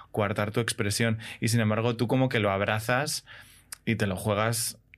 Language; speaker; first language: Spanish; native; Spanish